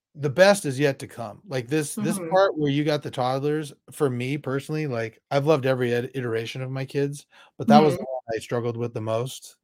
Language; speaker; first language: English; native; English